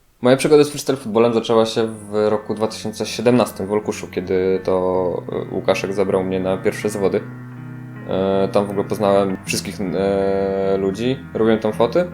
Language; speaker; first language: Polish; native; Polish